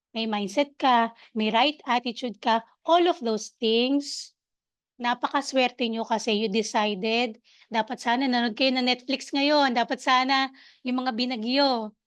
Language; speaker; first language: Filipino; native; Filipino